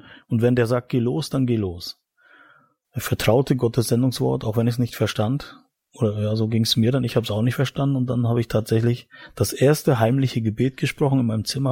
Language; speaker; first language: German; native; German